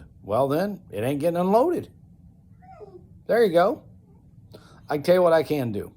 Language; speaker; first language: English; native; English